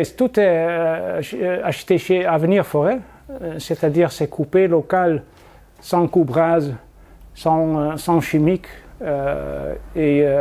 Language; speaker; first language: French; non-native, fluent; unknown